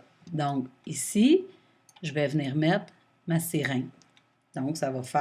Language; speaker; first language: French; native; French